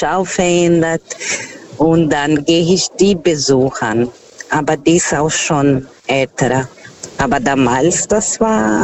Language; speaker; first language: German; non-native, fluent; Portuguese